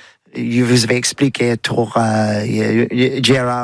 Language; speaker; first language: French; non-native, learner; English